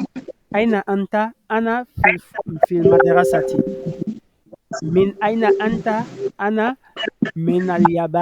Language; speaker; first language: Arabic; non-native, fluent; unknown